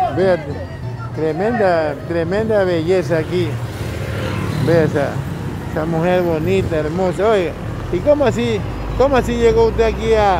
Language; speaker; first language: Spanish; native; Spanish